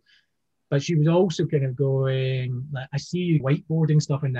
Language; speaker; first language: English; native; English